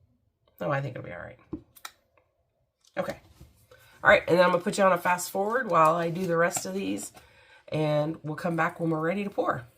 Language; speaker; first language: English; native; English